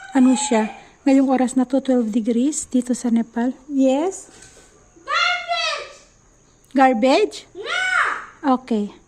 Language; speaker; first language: Filipino; native; Filipino